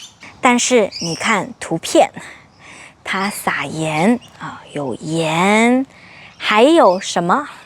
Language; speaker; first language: Chinese; non-native, fluent; English